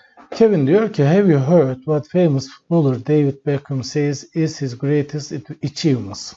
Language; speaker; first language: English; non-native, fluent; Turkish